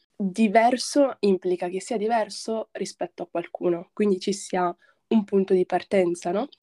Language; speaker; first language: Italian; early bilingual, other home language; Arabic